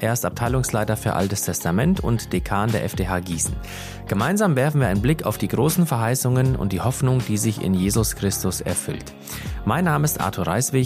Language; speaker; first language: German; native; German